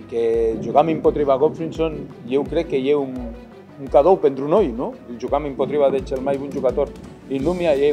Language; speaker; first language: Romanian; non-native, learner; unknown